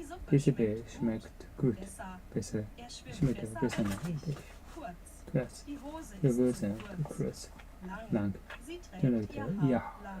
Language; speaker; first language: German; non-native, learner; Japanese